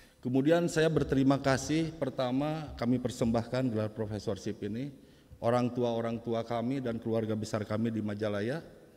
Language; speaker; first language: Indonesian; native; Indonesian